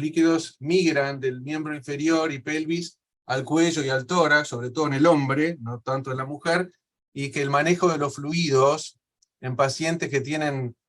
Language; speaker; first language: Spanish; native; Spanish